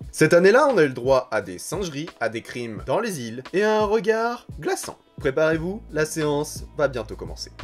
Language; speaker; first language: French; native; French